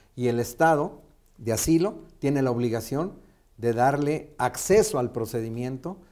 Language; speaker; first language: Spanish; native; Spanish